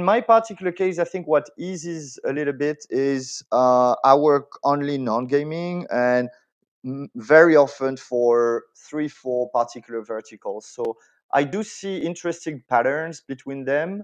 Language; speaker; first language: English; non-native, fluent; French